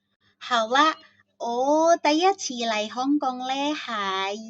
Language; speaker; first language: Cantonese; non-native, fluent; Indonesian